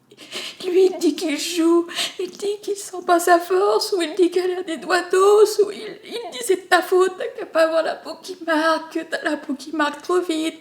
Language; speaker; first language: French; native; French